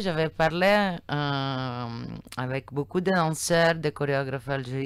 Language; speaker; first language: French; non-native, learner; Italian